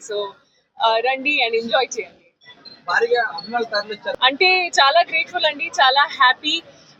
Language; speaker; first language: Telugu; non-native, fluent; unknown